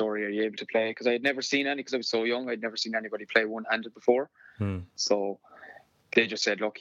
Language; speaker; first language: English; native; English